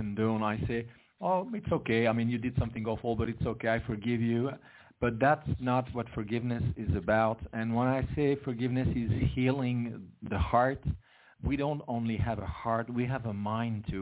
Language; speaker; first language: English; non-native, fluent; French